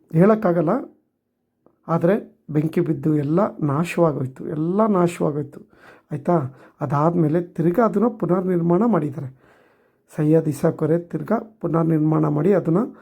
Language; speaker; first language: Kannada; native; Kannada